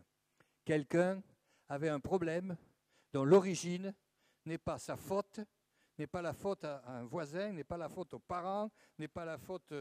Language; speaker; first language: French; native; French